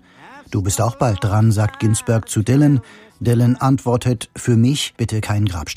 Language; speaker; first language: German; native; German